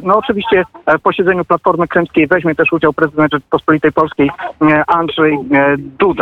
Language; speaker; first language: Polish; native; Polish